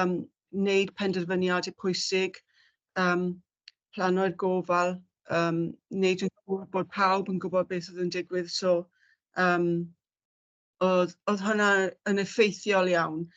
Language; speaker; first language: Welsh; native; Welsh